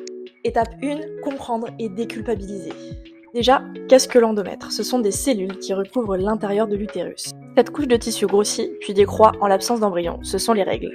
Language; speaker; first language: French; native; French